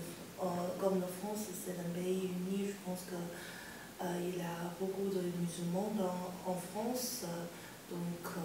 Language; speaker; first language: French; non-native, learner; Chinese